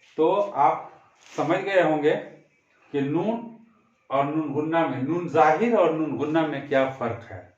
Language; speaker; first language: Hindi; native; Hindi